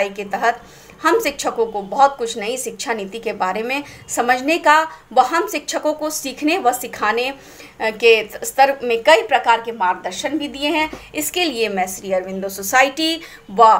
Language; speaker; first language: Hindi; native; Hindi